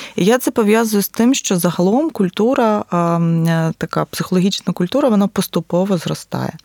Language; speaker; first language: Ukrainian; native; Ukrainian